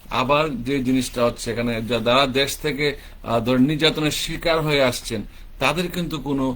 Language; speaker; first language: Bangla; native; Bangla